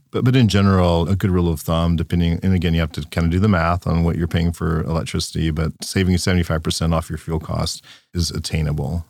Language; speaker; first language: English; native; English